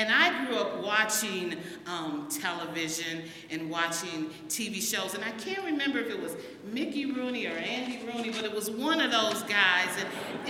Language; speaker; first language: English; native; English